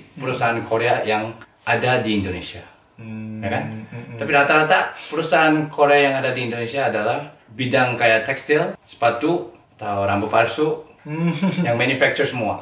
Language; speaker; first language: Indonesian; non-native, fluent; Korean